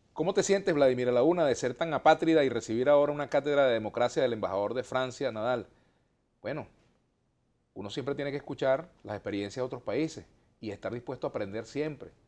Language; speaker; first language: Spanish; native; Spanish